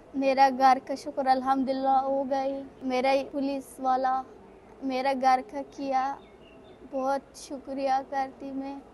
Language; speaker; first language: Urdu; non-native, learner; Persian